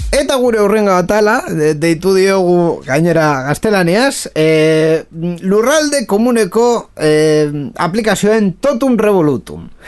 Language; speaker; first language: Basque; non-native, local second language; Spanish